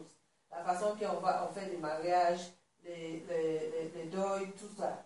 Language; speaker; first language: French; non-native, learner; Swahili